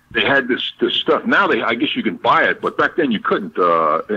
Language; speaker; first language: English; native; English